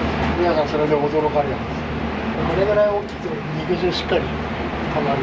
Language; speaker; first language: Japanese; native; Japanese